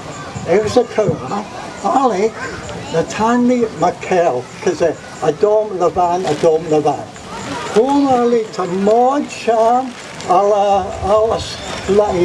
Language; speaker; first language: Hebrew; non-native, fluent; English